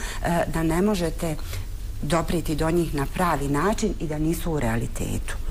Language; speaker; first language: Bosnian; native; Bosnian